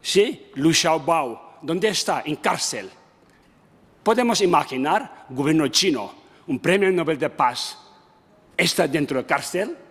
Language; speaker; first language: Spanish; non-native, learner; Tibetan